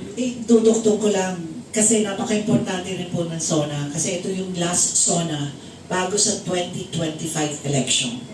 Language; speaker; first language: Filipino; native; Filipino